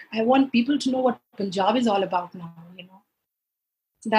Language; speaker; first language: English; non-native, local second language; Punjabi